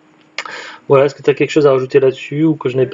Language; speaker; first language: French; native; French